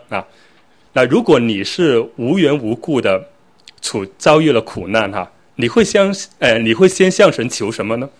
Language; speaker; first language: Chinese; native; Chinese